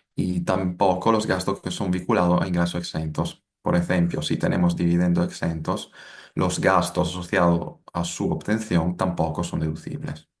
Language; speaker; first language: Spanish; non-native, fluent; Italian